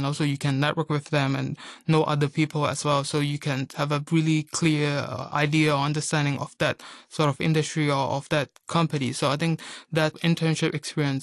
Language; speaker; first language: English; non-native, local second language; Urdu